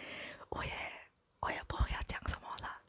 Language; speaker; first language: Chinese; non-native, local second language; English